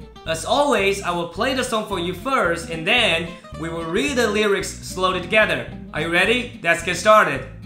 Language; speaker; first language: English; non-native, fluent; Chinese